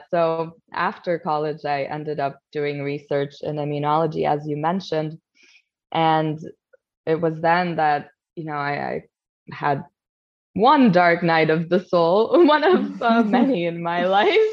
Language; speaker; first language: English; non-native, fluent; Polish